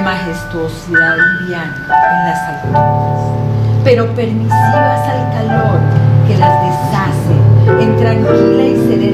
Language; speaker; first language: Spanish; native; Spanish